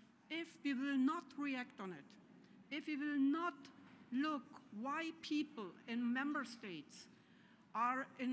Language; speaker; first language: English; non-native, fluent; German